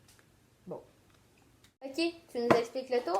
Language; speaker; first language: French; native; French